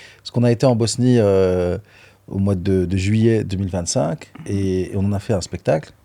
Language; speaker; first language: French; early bilingual, other home language; Arabic